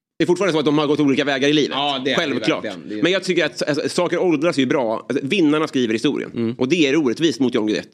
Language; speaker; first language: Swedish; native; Swedish